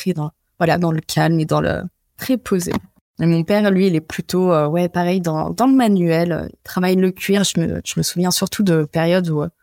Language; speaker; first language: French; native; French